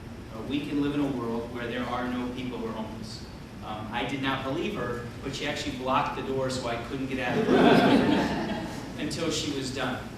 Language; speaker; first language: English; native; English